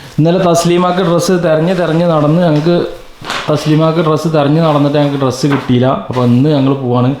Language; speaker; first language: Malayalam; native; Malayalam